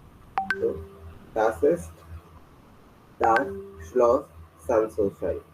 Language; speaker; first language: German; non-native, fluent; Hindi